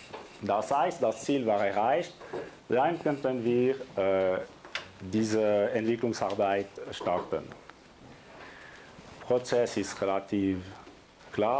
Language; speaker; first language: German; non-native, local second language; French